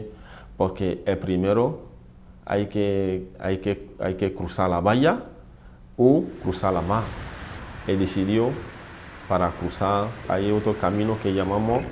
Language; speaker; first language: Spanish; non-native, learner; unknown